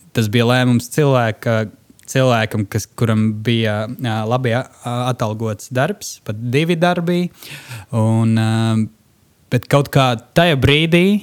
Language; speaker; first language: Latvian; non-native, local second language; Russian